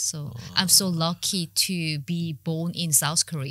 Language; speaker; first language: English; non-native, learner; Korean